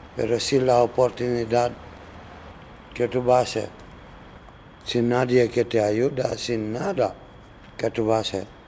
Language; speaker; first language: Spanish; non-native, learner; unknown